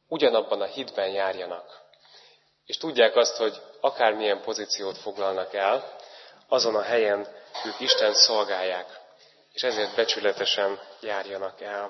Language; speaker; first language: Hungarian; native; Hungarian